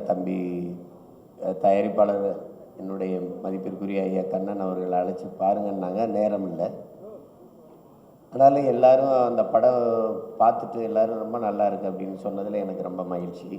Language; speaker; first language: Tamil; native; Tamil